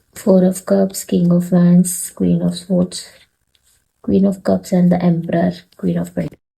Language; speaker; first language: English; non-native, local second language; Telugu